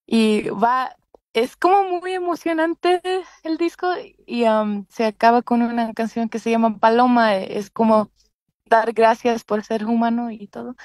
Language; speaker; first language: Spanish; early bilingual, heritage; Spanish